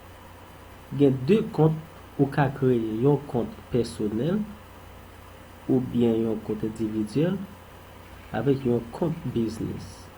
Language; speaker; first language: French; non-native, local second language; Haitian Creole